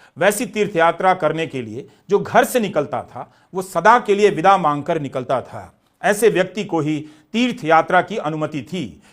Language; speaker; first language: Hindi; non-native, local second language; Bhojpuri